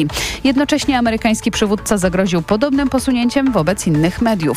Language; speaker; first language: Polish; native; Polish